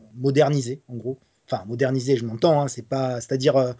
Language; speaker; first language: French; native; French